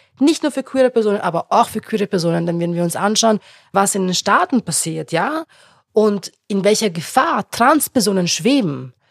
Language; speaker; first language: German; non-native, local second language; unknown